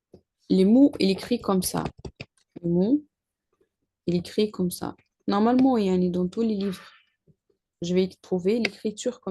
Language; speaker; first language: French; non-native, learner; Arabic